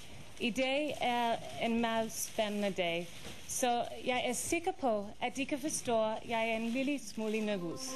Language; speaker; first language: Danish; non-native, learner; English